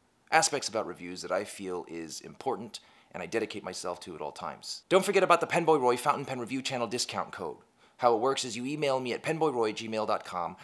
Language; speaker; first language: English; native; English